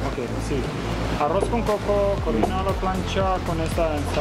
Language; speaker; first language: Spanish; non-native, learner; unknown